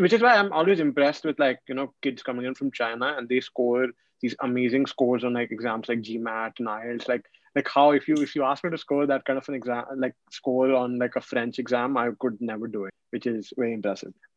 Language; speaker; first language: English; non-native, local second language; Hindi